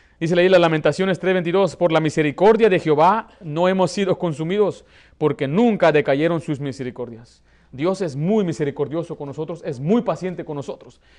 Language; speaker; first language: Spanish; early bilingual, heritage; Spanish